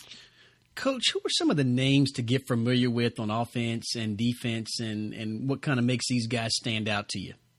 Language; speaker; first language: English; native; English